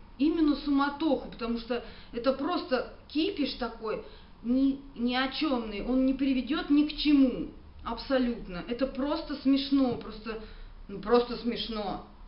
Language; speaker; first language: Russian; native; Russian